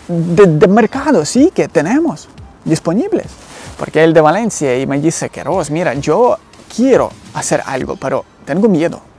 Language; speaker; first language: Spanish; non-native, learner; Ukrainian